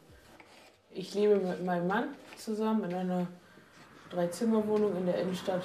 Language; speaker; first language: German; native; German